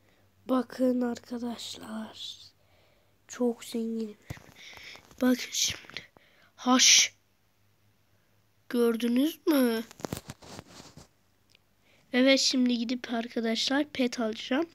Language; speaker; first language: Turkish; native; Turkish